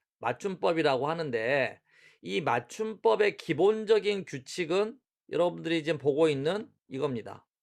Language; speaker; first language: Korean; native; Korean